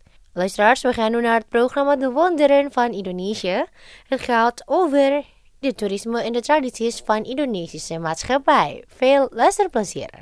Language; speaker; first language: Dutch; non-native, fluent; Indonesian